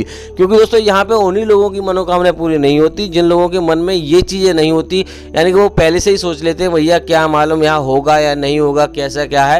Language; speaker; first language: Hindi; native; Hindi